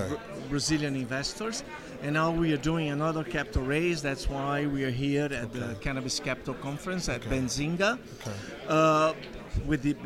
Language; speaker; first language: English; non-native, fluent; Portuguese